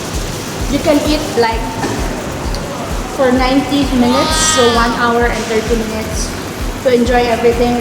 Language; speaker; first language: English; non-native, local second language; Filipino